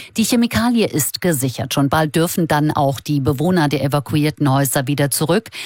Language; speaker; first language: German; native; German